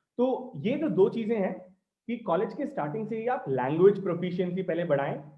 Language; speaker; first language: Hindi; non-native, local second language; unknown